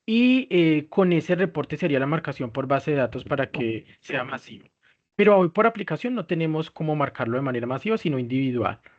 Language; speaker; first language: Spanish; native; Spanish